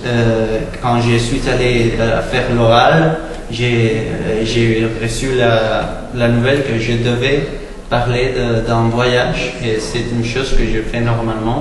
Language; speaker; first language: French; non-native, learner; Spanish